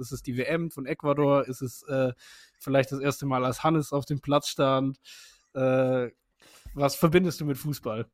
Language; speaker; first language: German; native; German